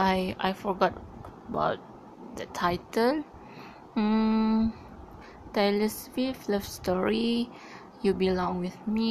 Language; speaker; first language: English; non-native, learner; Malay